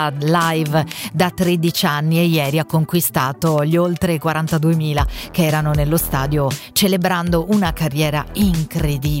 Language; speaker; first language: Italian; native; Italian